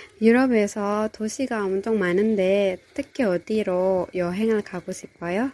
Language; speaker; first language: Korean; non-native, learner; Indonesian